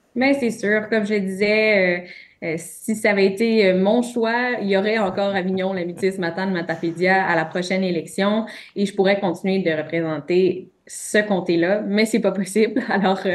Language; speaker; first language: French; native; French